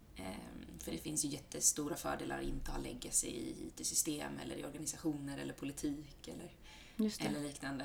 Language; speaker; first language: Swedish; native; Swedish